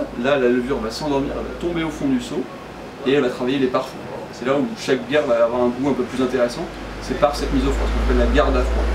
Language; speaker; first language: French; native; French